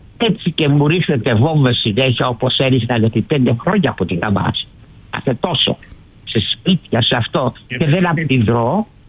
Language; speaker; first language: Greek; early bilingual, heritage; Greek